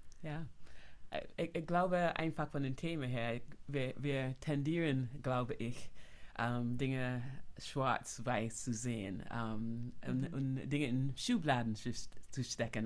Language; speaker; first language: German; non-native, fluent; English